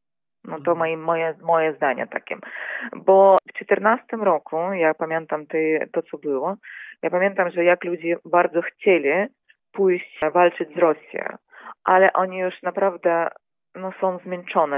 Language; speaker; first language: Polish; non-native, learner; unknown